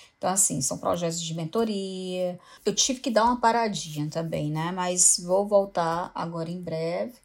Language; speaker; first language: Portuguese; native; Portuguese